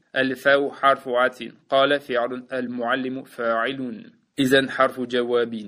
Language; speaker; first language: Arabic; non-native, fluent; Uzbek